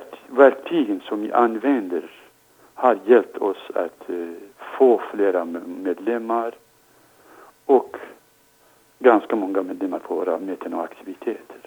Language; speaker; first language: Swedish; non-native, fluent; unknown